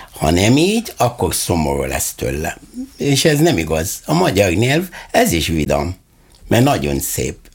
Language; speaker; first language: Hungarian; non-native, fluent; Arabic